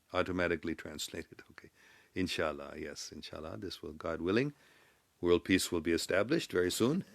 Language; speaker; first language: English; native; English